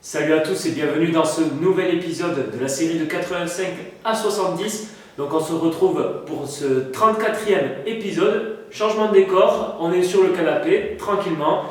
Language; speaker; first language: French; native; French